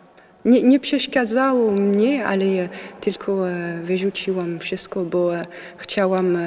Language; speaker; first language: Polish; non-native, learner; French